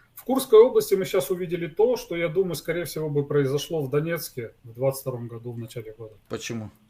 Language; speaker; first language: Russian; native; Russian